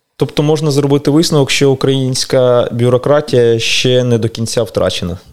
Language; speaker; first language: Ukrainian; native; Ukrainian